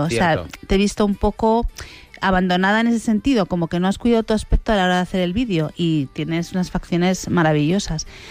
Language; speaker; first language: Spanish; native; Spanish